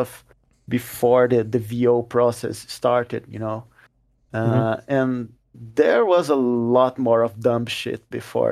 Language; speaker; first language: English; non-native, fluent; Portuguese